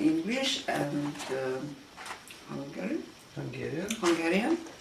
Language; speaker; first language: English; non-native, learner; Hungarian